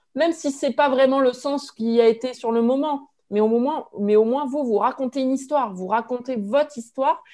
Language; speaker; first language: French; native; French